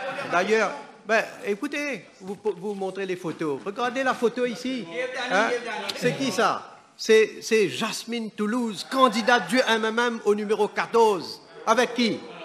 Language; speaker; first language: French; non-native, local second language; Morisyen